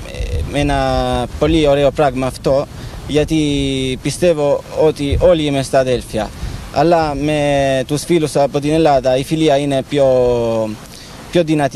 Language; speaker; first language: Greek; early bilingual, heritage; Greek